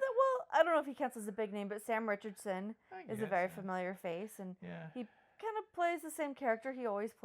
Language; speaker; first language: English; native; English